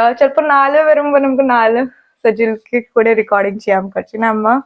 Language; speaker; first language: Malayalam; non-native, learner; Hindi